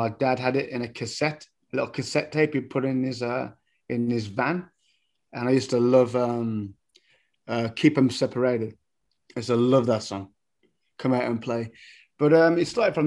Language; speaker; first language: English; native; English